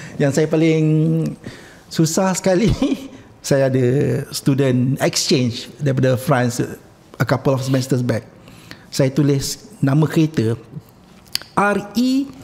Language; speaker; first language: Malay; native; Malay